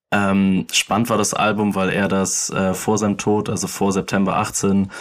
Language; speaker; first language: German; native; German